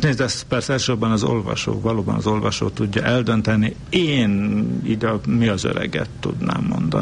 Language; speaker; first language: Hungarian; native; Hungarian